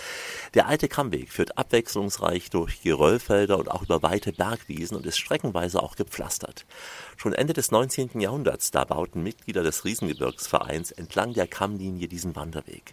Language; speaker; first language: German; native; German